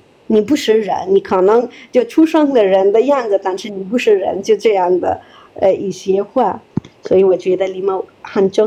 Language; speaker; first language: Chinese; non-native, fluent; Nepali